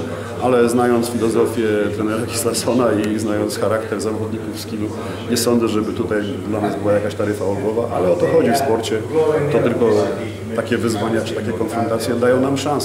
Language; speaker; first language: Polish; native; Polish